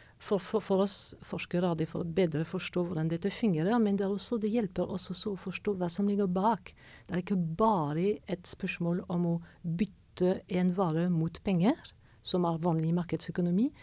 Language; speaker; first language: Norwegian; non-native, fluent; French